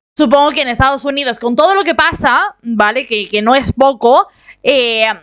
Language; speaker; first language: Spanish; native; Spanish